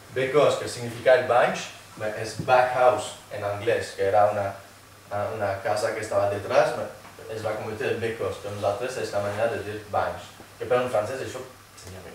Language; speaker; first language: Catalan; non-native, fluent; French